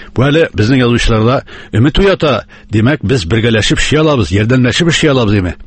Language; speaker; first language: Tatar; native; Tatar